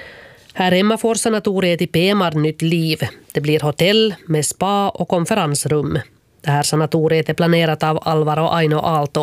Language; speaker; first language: Swedish; native; Swedish